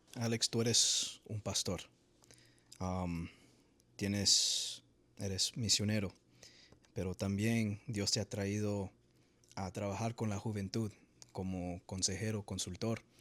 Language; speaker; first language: Spanish; early bilingual, heritage; Spanish